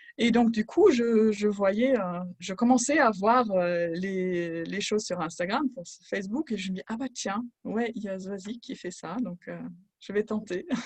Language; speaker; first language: French; non-native, fluent; German